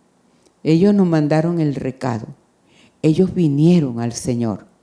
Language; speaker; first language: Spanish; native; Spanish